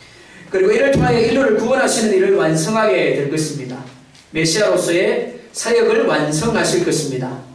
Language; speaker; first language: Korean; native; Korean